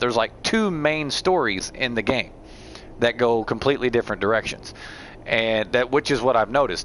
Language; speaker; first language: English; native; English